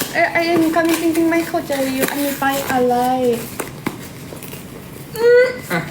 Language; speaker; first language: English; non-native, learner; Thai